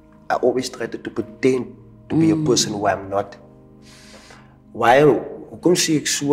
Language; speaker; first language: English; non-native, local second language; Afrikaans